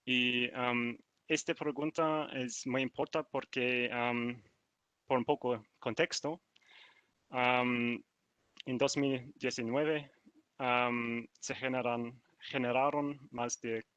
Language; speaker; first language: Spanish; non-native, learner; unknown